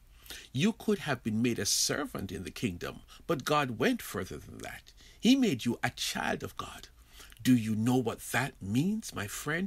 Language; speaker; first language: English; native; English